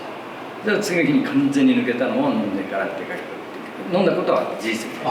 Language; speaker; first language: Japanese; native; Japanese